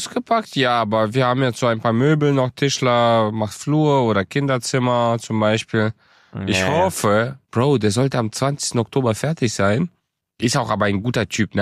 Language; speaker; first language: German; early bilingual, other home language; Romanian